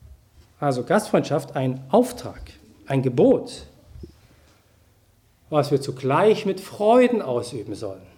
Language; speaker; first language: German; native; German